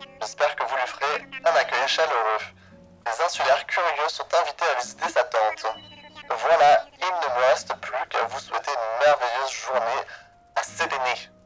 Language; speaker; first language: French; native; French